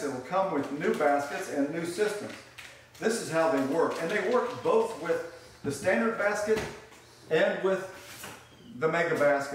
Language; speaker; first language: English; native; English